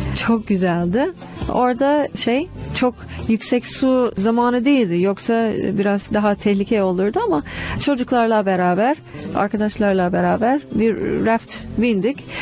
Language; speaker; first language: Turkish; non-native, fluent; English